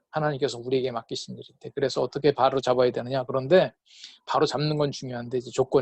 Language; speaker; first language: Korean; native; Korean